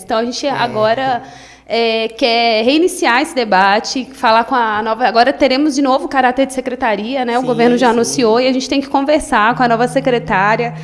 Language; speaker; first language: Portuguese; native; Portuguese